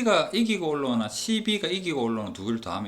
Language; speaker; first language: Korean; native; Korean